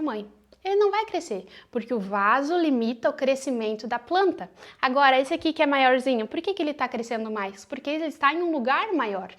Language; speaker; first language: Portuguese; native; Portuguese